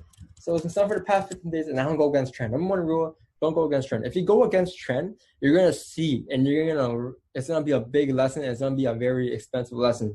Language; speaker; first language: English; native; English